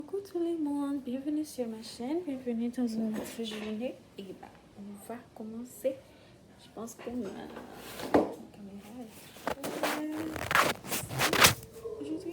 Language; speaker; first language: French; non-native, learner; English